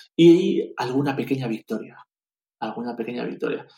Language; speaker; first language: Spanish; native; Spanish